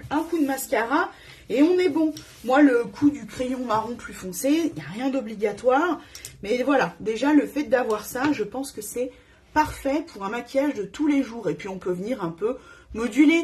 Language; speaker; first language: French; native; French